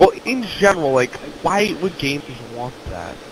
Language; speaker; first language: English; native; English